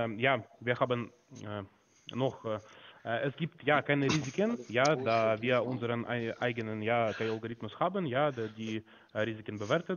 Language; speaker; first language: German; non-native, learner; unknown